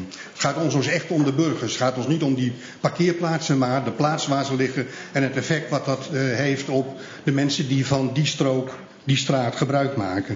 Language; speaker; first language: Dutch; native; Dutch